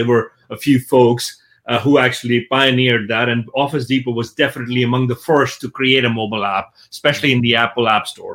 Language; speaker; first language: English; non-native, local second language; Urdu